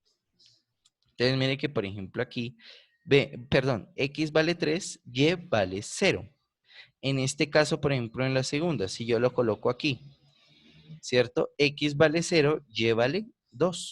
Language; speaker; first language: Spanish; native; Spanish